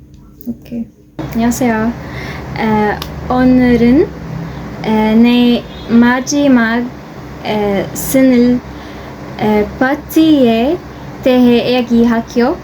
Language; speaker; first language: Korean; non-native, learner; Arabic